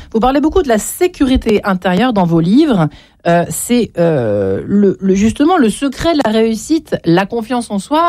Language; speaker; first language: French; native; French